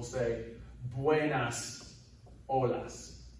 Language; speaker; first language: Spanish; non-native, fluent; English